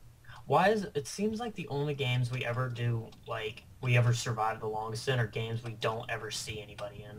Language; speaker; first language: English; native; English